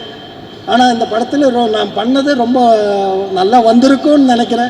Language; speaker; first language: Tamil; non-native, learner; Malayalam